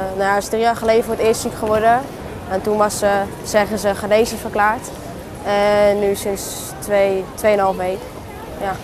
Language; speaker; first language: Dutch; early bilingual, heritage; Dutch